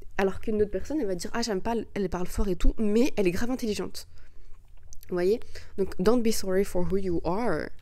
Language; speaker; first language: French; early bilingual, other home language; Arabic